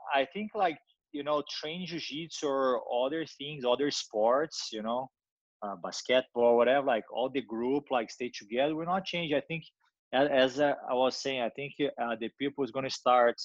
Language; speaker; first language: English; non-native, learner; Portuguese